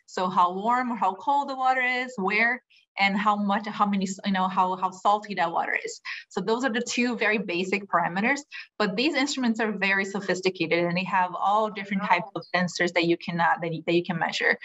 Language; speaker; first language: English; non-native, fluent; Portuguese